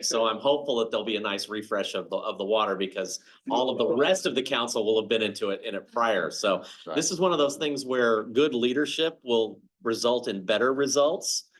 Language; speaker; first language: English; native; English